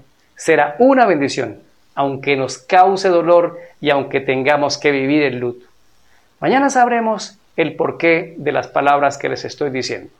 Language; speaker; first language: Spanish; native; Spanish